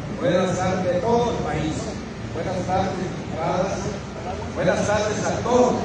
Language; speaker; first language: Spanish; non-native, local second language; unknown